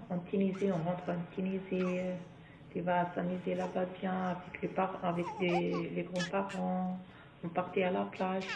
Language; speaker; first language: French; non-native, local second language; Arabic